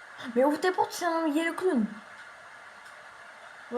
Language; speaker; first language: French; native; French